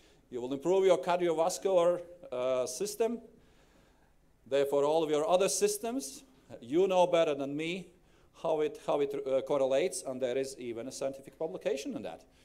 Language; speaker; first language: English; non-native, fluent; Latvian